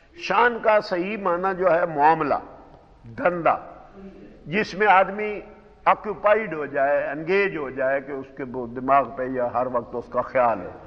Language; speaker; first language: Urdu; non-native, local second language; Punjabi